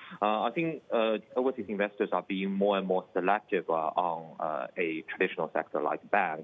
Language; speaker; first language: English; non-native, fluent; Chinese